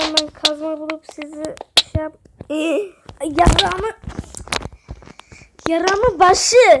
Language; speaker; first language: Turkish; native; Turkish